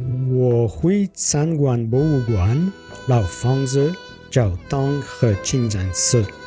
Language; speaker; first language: Chinese; non-native, learner; French